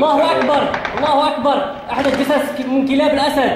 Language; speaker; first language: Arabic; native; Arabic